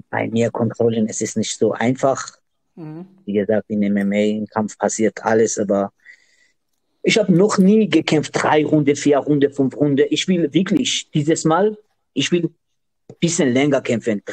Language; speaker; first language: German; non-native, learner; Georgian